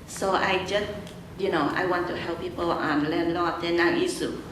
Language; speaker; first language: English; non-native, learner; Vietnamese